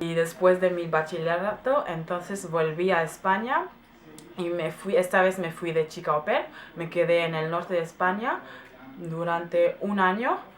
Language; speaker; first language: Spanish; non-native, fluent; German